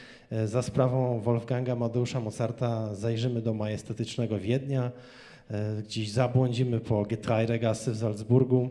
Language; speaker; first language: Polish; native; Polish